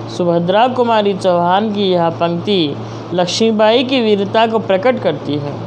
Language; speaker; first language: Hindi; non-native, local second language; Telugu